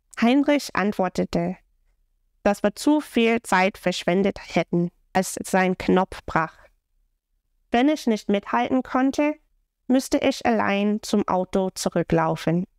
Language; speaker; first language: German; non-native, fluent; English